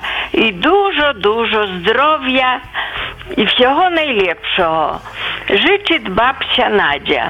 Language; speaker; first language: Polish; non-native, local second language; Belarusian